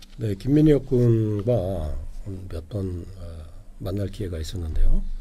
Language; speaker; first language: Korean; native; Korean